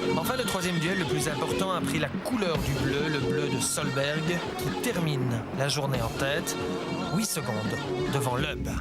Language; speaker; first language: French; native; French